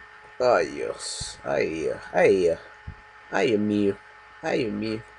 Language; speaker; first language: Spanish; native; Spanish